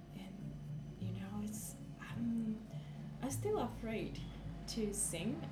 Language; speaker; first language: English; non-native, fluent; Japanese